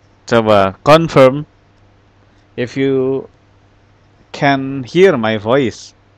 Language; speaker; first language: English; non-native, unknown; Indonesian